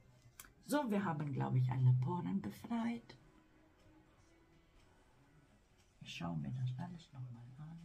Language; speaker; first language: German; non-native, fluent; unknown